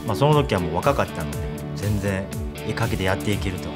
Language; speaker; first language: Japanese; non-native, fluent; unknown